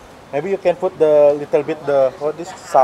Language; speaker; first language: English; non-native, learner; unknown